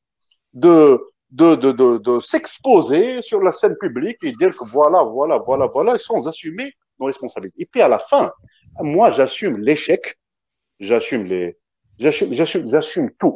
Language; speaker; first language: French; non-native, local second language; Kabyle